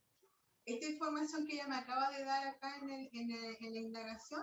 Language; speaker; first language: Spanish; native; Spanish